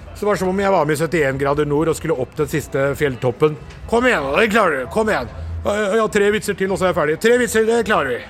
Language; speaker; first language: Norwegian; early bilingual, other home language; Urdu